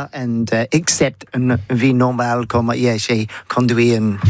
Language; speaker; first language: French; non-native, learner; English